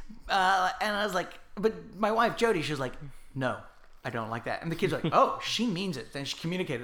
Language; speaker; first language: English; native; English